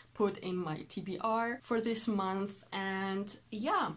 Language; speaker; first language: English; non-native, fluent; Persian